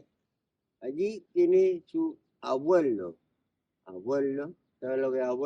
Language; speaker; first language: Spanish; native; Spanish